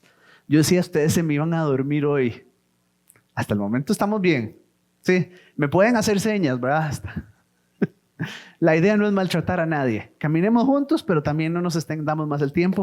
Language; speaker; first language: Spanish; native; Spanish